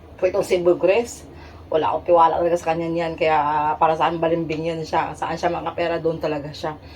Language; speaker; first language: Filipino; non-native, local second language; Hiligaynon